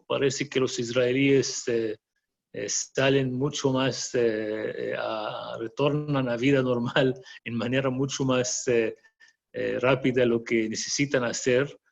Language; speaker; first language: Spanish; non-native, fluent; Arabic